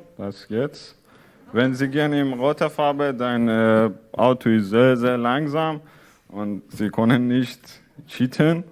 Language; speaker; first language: German; non-native, learner; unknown